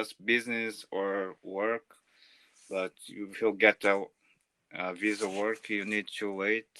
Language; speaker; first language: English; non-native, learner; Portuguese